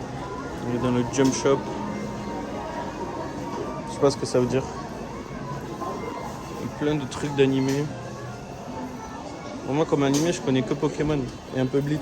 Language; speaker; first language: French; native; French